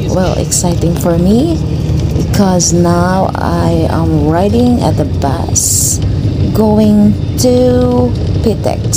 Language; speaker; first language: English; non-native, local second language; Filipino